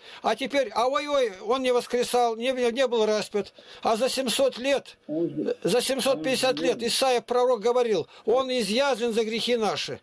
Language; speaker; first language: Russian; native; Russian